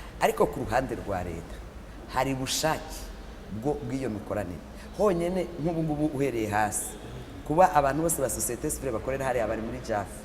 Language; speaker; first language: Kinyarwanda; native; Kinyarwanda